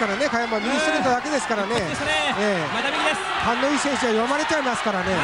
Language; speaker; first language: Japanese; native; Japanese